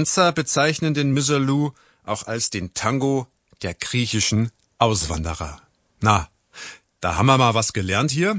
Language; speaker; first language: German; native; German